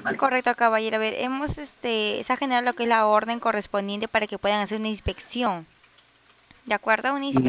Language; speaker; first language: Spanish; native; Spanish